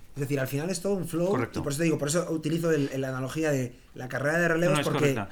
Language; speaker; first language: Spanish; native; Spanish